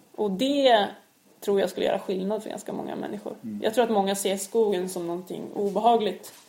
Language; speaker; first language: Swedish; native; Swedish